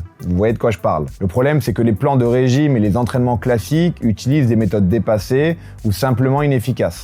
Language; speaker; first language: French; native; French